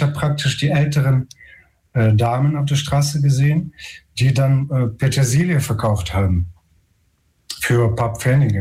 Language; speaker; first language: German; non-native, fluent; Ukrainian